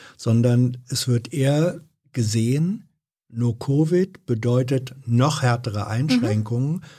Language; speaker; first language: German; native; German